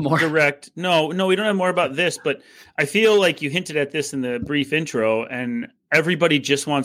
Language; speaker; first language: English; native; English